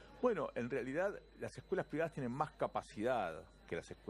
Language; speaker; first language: Spanish; native; Spanish